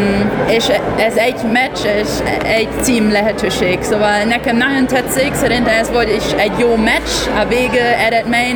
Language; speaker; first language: Hungarian; non-native, learner; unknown